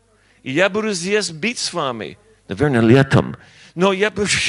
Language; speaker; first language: Russian; non-native, learner; English